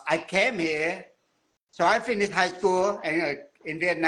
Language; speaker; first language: English; non-native, learner; Vietnamese